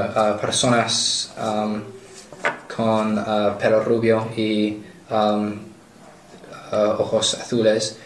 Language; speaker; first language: Spanish; non-native, learner; English